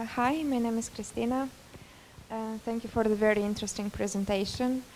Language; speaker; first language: English; non-native, fluent; Spanish